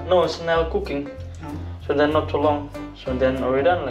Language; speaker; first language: English; non-native, learner; Indonesian